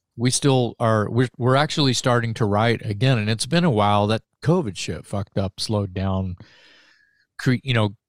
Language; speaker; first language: English; native; English